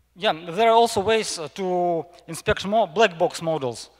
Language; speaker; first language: English; non-native, fluent; Russian